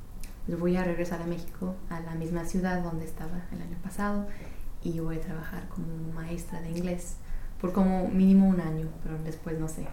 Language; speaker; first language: Spanish; non-native, fluent; English